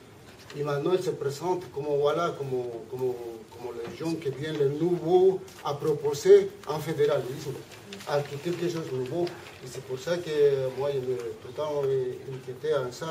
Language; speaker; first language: French; non-native, learner; Spanish